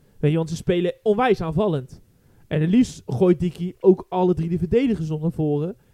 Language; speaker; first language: Dutch; native; Dutch